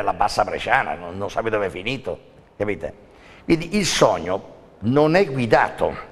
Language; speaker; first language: Italian; native; Italian